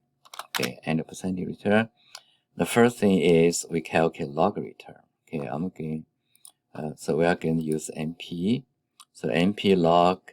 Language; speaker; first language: English; non-native, fluent; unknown